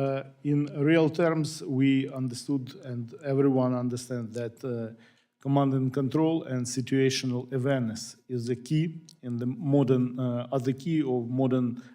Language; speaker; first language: English; non-native, fluent; Ukrainian